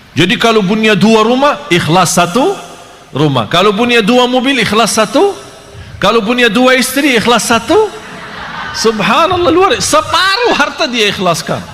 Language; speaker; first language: Malay; non-native, fluent; Arabic